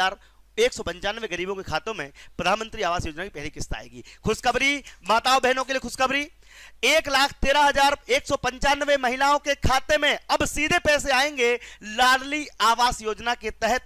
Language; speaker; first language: Hindi; native; Hindi